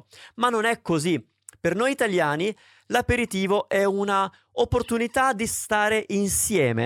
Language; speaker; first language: Italian; native; Italian